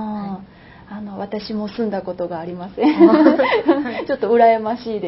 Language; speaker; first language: Japanese; native; Japanese